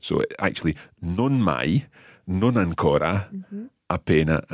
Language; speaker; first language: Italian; non-native, fluent; English